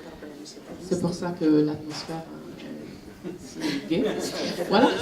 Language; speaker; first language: French; non-native, fluent; Italian